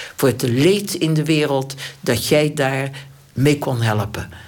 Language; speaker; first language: Dutch; native; Dutch